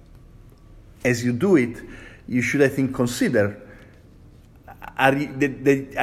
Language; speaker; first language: English; non-native, fluent; Italian